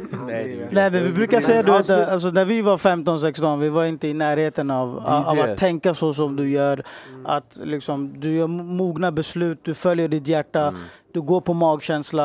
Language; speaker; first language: Swedish; native; Swedish